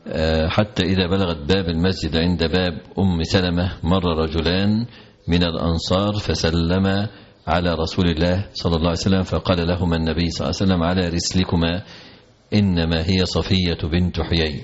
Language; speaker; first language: Arabic; native; Arabic